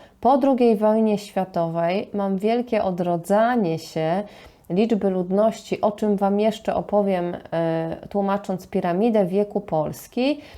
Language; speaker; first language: Polish; native; Polish